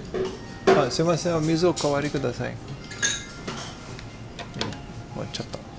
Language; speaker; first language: Japanese; non-native, learner; English